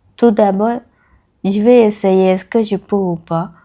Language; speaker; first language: French; non-native, learner; Tamil